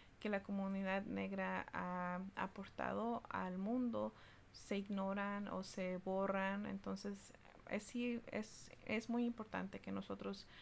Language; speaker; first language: Spanish; early bilingual, heritage; Spanish